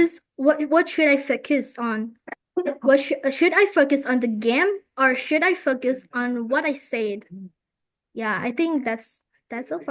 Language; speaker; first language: English; non-native, fluent; Indonesian